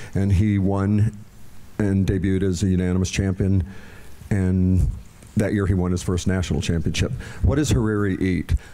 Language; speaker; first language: English; native; English